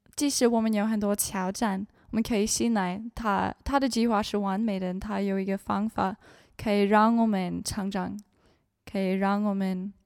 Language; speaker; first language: Chinese; non-native, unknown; English